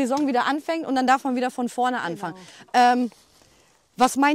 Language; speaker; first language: German; native; German